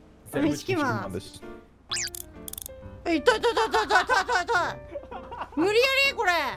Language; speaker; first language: Japanese; native; Japanese